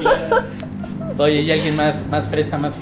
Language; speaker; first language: Spanish; native; Spanish